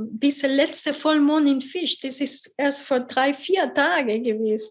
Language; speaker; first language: German; non-native, fluent; Spanish